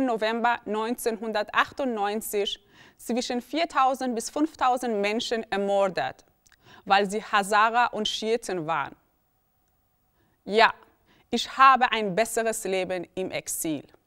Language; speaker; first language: German; early bilingual, other home language; Persian